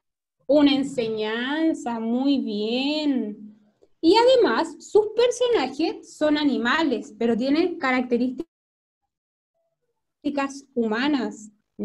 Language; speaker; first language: Spanish; native; Spanish